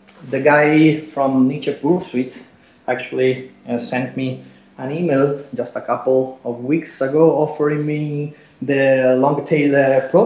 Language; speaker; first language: English; non-native, fluent; Italian